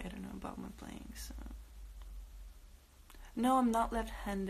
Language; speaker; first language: English; non-native, fluent; Russian